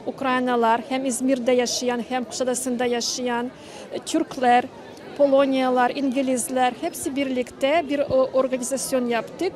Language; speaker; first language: Turkish; non-native, learner; Ukrainian